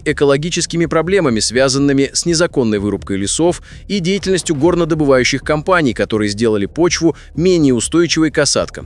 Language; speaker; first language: Russian; native; Russian